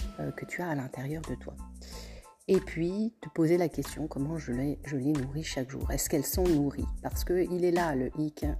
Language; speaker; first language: French; native; French